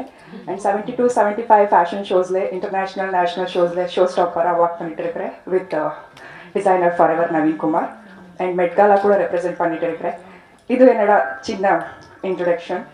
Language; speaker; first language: Tamil; non-native, learner; Kannada